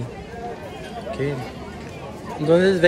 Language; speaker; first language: Spanish; non-native, learner; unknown